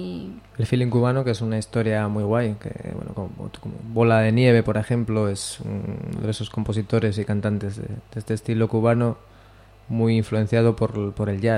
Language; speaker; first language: Spanish; native; Spanish